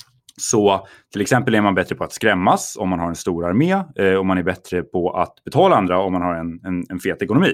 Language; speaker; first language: Swedish; native; Swedish